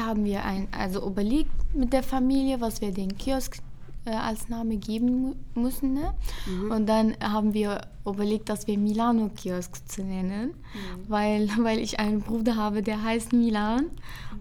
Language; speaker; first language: German; non-native, fluent; Arabic